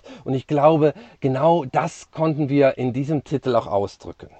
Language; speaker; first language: German; native; German